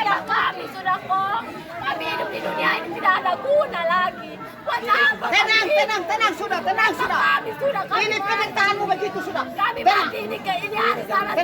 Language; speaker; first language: Indonesian; non-native, local second language; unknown